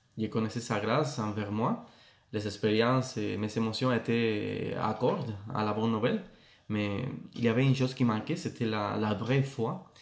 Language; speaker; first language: French; non-native, fluent; Spanish